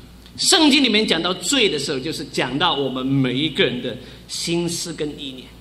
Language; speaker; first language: Chinese; native; Chinese